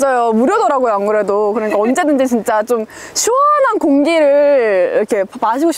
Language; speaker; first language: Korean; native; Korean